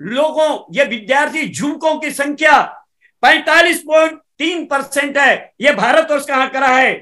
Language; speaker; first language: Hindi; native; Hindi